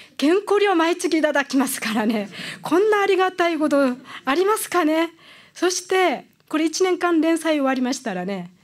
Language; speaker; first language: Japanese; non-native, fluent; Korean